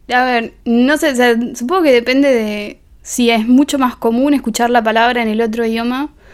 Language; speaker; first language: Spanish; native; Spanish